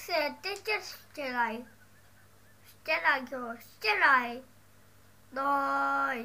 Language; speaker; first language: Polish; early bilingual, heritage; Dutch